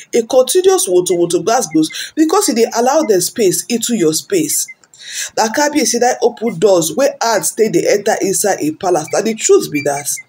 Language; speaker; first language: Nigerian Pidgin; non-native, local second language; Yoruba